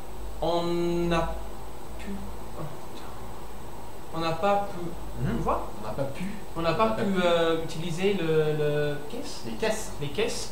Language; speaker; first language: French; non-native, learner; English